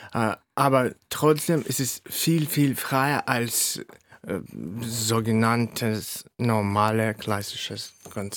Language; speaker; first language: German; non-native, fluent; Russian